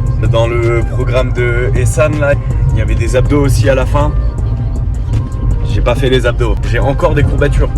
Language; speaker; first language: French; native; French